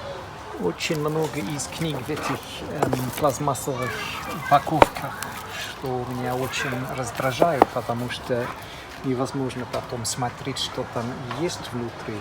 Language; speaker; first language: Russian; non-native, fluent; English